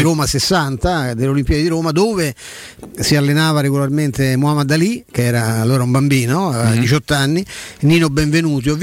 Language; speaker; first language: Italian; native; Italian